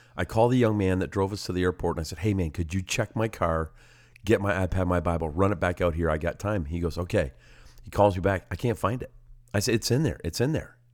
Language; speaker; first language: English; native; English